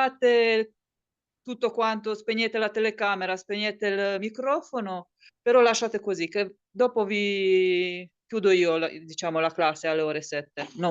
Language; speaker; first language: Italian; native; Italian